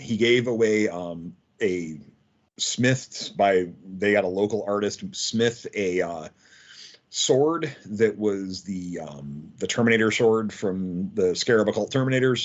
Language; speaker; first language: English; native; English